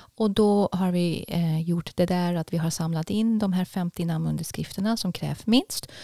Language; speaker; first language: Swedish; non-native, fluent; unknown